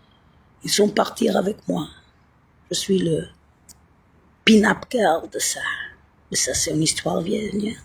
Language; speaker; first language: French; non-native, learner; Italian